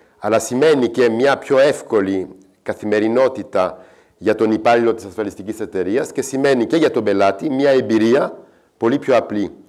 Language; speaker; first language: Greek; non-native, fluent; French